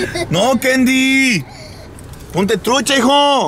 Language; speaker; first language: Spanish; early bilingual, other home language; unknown